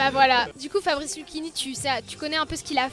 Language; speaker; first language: French; native; French